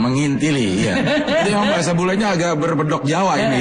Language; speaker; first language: Indonesian; native; Indonesian